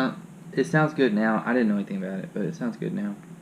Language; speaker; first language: English; native; English